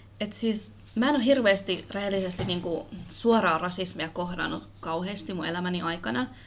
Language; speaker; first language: Finnish; early bilingual, other home language; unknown